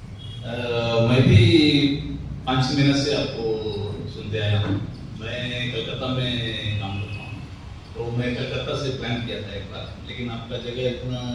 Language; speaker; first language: Hindi; non-native, local second language; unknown